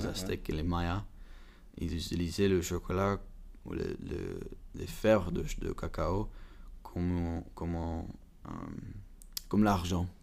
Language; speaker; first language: French; non-native, learner; Dutch